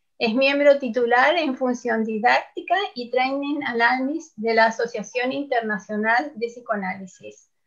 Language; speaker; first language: Spanish; native; Spanish